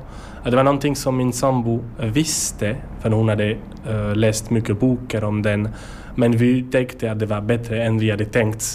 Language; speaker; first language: Swedish; non-native, learner; French